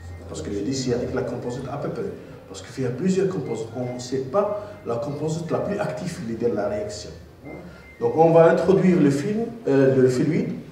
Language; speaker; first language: French; non-native, local second language; Arabic